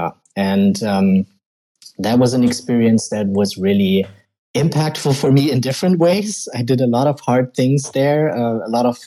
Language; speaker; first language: English; non-native, fluent; German